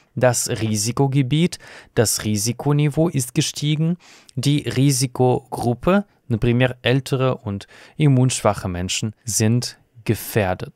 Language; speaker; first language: German; non-native, fluent; Russian